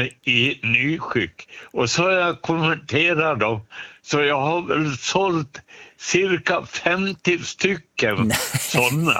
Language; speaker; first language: Swedish; native; Swedish